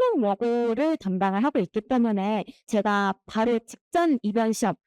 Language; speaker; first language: Korean; native; Korean